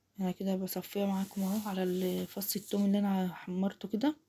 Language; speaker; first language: Arabic; native; Arabic